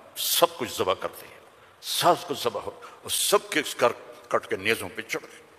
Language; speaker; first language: Urdu; non-native, local second language; Punjabi